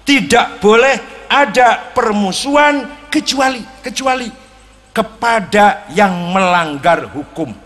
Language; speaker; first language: Indonesian; native; Indonesian